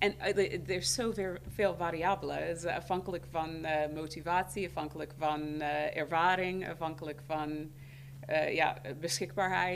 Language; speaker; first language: Dutch; non-native, fluent; English